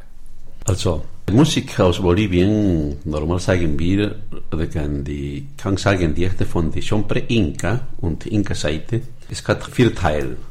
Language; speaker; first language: German; non-native, learner; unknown